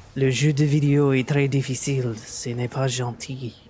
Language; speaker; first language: French; non-native, learner; English